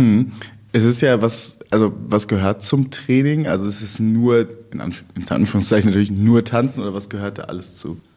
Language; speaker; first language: German; native; German